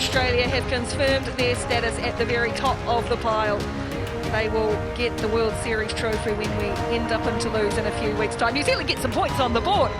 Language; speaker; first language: English; native; English